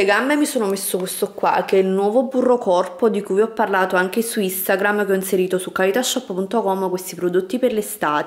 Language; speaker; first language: Italian; native; Italian